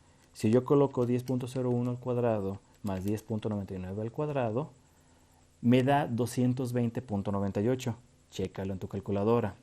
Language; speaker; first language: Spanish; native; Spanish